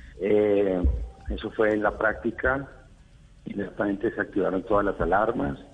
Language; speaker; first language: Spanish; native; Spanish